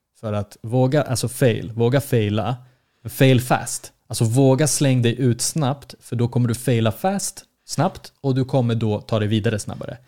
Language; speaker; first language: Swedish; early bilingual, other home language; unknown